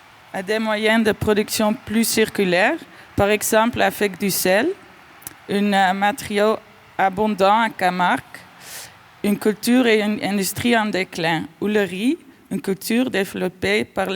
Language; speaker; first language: French; non-native, fluent; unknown